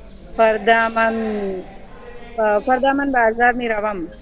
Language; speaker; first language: Persian; non-native, learner; Urdu